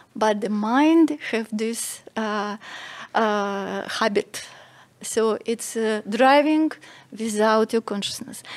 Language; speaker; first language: English; non-native, fluent; Russian